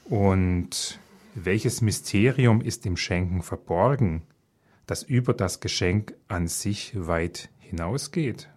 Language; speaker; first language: German; native; German